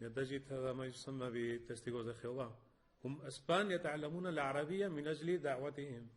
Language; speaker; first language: Arabic; non-native, fluent; Spanish